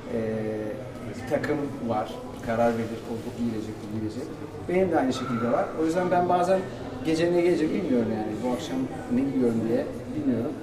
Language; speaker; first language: Turkish; native; Turkish